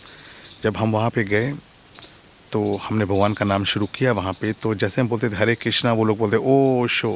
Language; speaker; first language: Hindi; non-native, fluent; English